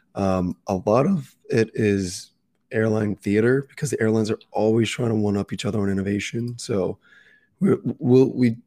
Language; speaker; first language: English; native; English